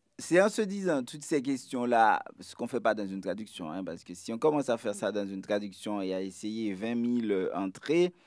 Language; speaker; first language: French; non-native, local second language; Haitian Creole